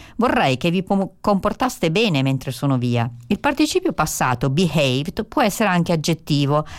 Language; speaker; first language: Italian; native; Italian